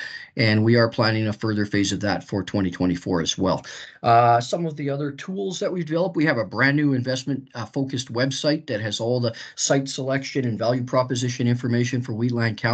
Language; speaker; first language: English; native; English